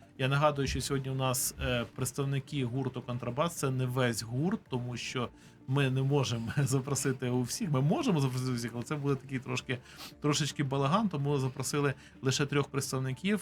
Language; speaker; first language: Ukrainian; native; Ukrainian